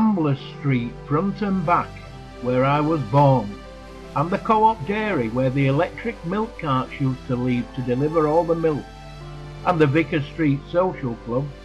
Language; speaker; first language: English; native; English